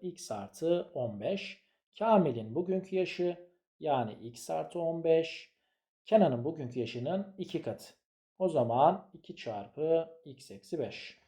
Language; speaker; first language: Turkish; native; Turkish